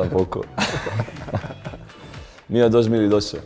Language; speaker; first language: Spanish; non-native, fluent; Slovenian